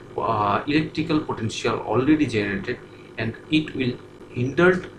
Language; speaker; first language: English; non-native, local second language; Bangla